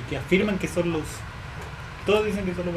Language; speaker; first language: Spanish; native; Spanish